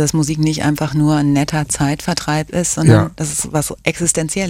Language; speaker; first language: German; native; German